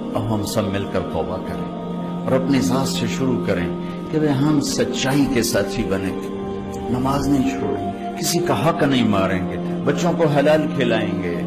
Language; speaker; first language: Urdu; non-native, local second language; Punjabi